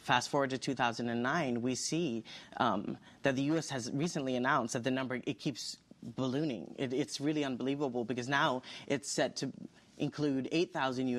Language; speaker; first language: English; native; English